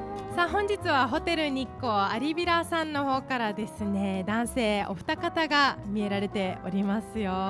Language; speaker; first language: Japanese; native; Japanese